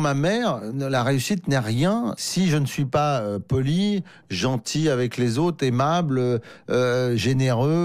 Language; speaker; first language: French; native; French